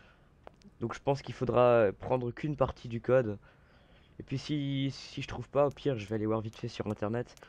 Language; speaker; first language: French; native; French